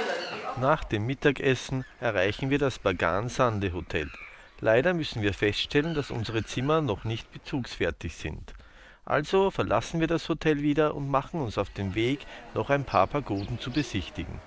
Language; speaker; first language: German; native; German